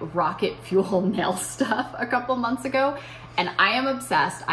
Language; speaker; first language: English; native; English